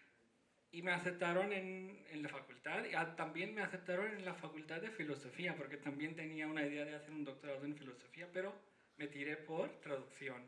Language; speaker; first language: Spanish; non-native, fluent; Hindi